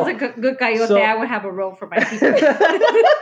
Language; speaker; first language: English; native; English